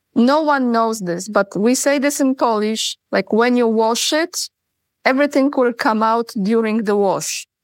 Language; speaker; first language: English; non-native, fluent; Polish